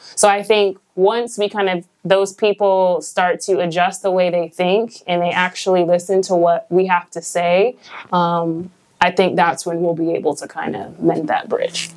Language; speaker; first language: English; native; English